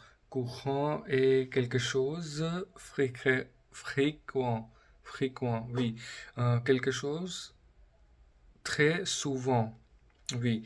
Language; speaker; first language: French; non-native, learner; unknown